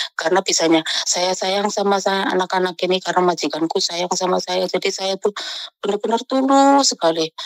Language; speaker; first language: Indonesian; non-native, local second language; Javanese